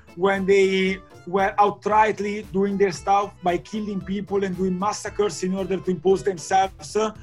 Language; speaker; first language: English; non-native, fluent; Italian